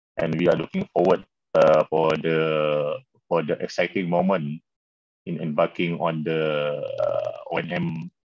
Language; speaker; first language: English; non-native, local second language; Malay